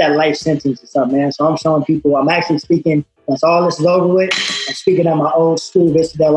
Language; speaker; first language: English; native; English